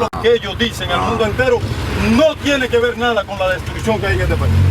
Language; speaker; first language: Spanish; native; Spanish